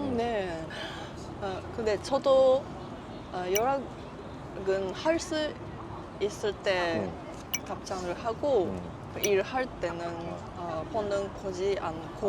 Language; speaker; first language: Korean; non-native, learner; Japanese